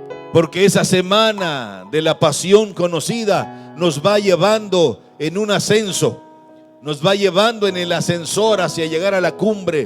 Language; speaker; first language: Spanish; native; Spanish